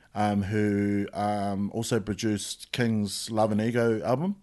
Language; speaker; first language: English; native; English